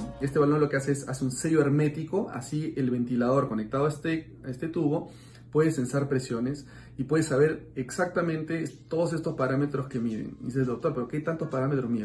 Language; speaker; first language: Spanish; native; Spanish